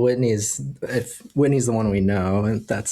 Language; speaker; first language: English; native; English